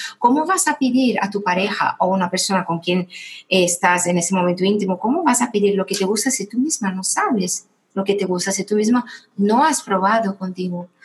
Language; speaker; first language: Spanish; non-native, fluent; Portuguese